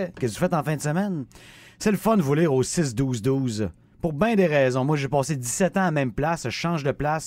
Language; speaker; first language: French; native; French